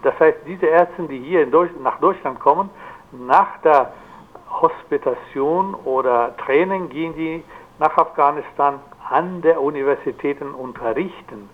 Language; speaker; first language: German; non-native, fluent; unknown